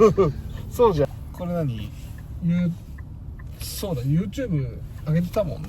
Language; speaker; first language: Japanese; native; Japanese